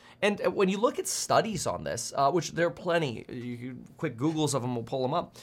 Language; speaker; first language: English; native; English